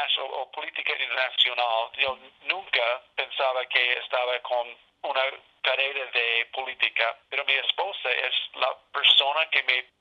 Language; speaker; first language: Spanish; non-native, learner; English